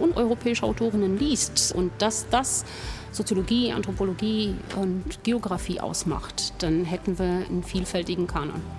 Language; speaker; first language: German; non-native, fluent; Romanian